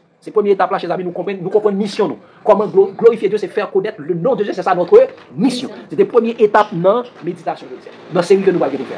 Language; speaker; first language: French; non-native, local second language; Haitian Creole